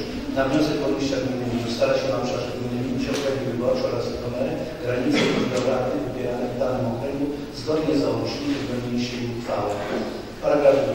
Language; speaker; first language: Polish; native; Polish